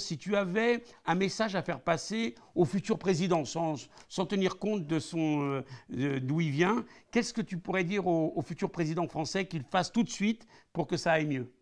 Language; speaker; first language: French; native; French